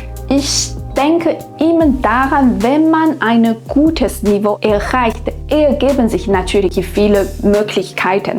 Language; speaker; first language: German; non-native, fluent; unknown